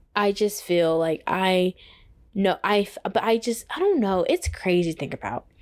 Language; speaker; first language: English; native; English